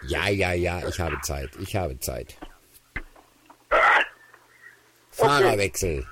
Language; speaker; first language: German; native; German